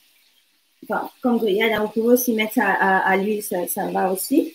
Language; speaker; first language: French; non-native, local second language; Lingala